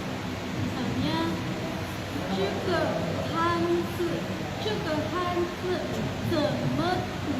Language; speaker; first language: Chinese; non-native, fluent; Indonesian